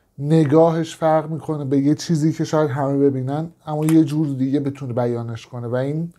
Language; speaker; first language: Persian; native; Persian